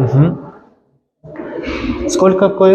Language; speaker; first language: Russian; non-native, local second language; Uzbek